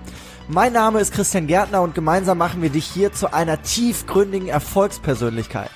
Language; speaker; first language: German; native; German